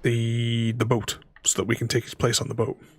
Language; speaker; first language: English; native; English